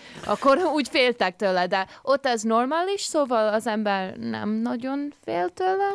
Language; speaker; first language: Hungarian; early bilingual, heritage; English